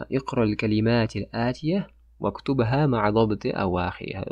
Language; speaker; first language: Arabic; non-native, fluent; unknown